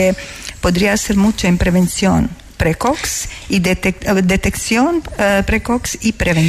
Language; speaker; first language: Spanish; non-native, fluent; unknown